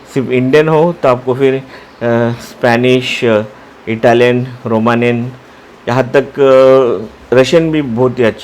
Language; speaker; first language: Hindi; non-native, local second language; Marathi